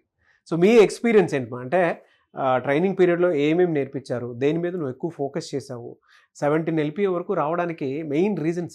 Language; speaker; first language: Telugu; native; Telugu